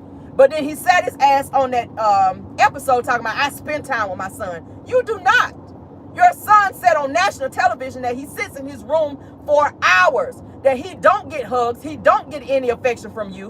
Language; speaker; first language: English; native; English